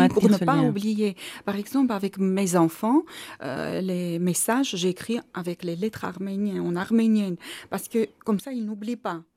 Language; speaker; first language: French; non-native, learner; Armenian